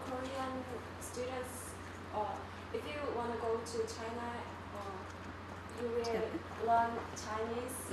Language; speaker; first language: English; non-native, learner; Korean